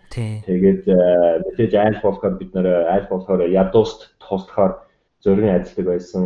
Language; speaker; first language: Mongolian; non-native, fluent; English